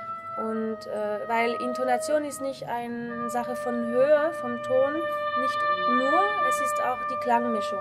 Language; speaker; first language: German; non-native, fluent; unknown